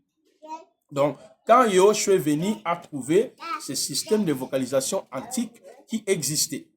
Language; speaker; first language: French; non-native, local second language; Lingala